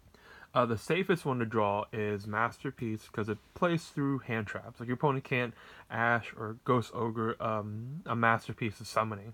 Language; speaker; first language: English; native; English